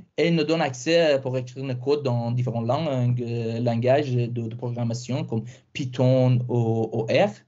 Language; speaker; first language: French; non-native, fluent; Persian